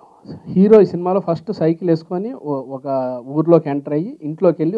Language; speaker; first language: Telugu; native; Telugu